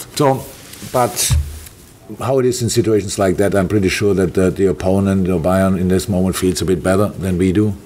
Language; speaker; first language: English; non-native, fluent; German